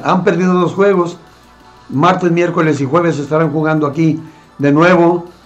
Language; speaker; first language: Spanish; native; Spanish